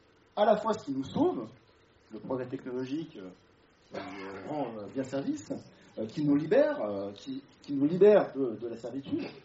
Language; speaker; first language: French; native; French